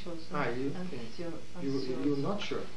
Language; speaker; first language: English; non-native, learner; Portuguese